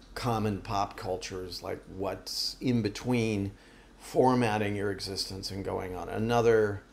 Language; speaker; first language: English; native; English